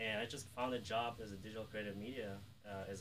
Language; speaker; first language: English; non-native, fluent; Ukrainian